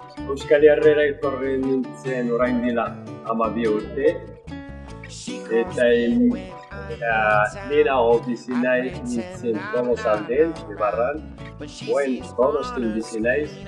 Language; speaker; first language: Basque; non-native, learner; Arabic